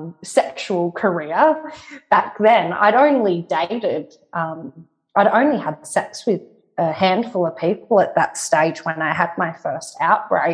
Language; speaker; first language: English; native; English